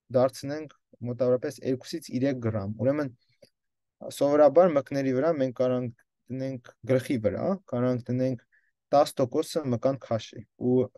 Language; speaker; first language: Armenian; early bilingual, heritage; Armenian